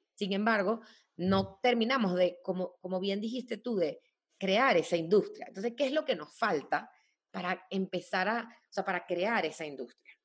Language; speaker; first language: Spanish; native; Spanish